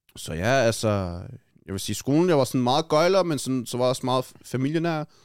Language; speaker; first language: Danish; early bilingual, other home language; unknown